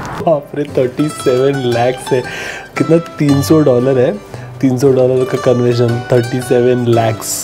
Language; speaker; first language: Hindi; native; Hindi